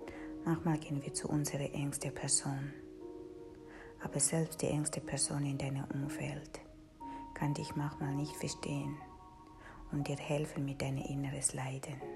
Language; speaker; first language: German; non-native, fluent; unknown